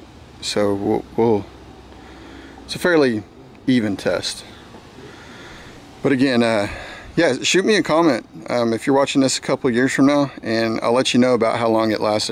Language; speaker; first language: English; native; English